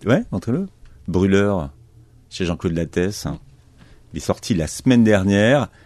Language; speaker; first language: French; native; French